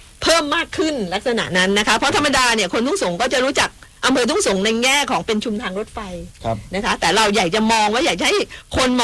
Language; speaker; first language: Thai; native; Thai